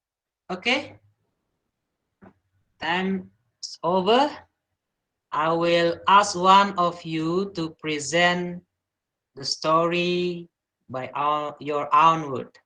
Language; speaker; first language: English; non-native, learner; Indonesian